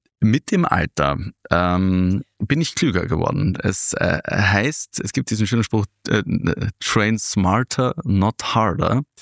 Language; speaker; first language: German; native; German